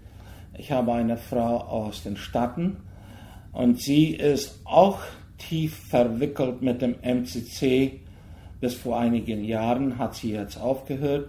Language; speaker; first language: German; early bilingual, heritage; German